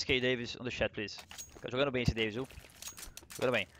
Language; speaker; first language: English; non-native, fluent; Portuguese